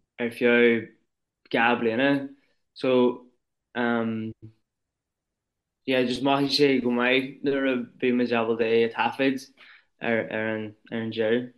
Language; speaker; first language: Irish; non-native, local second language; English